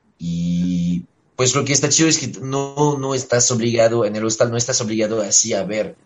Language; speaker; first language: Spanish; non-native, fluent; French